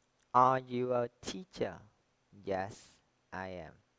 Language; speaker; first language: English; non-native, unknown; Vietnamese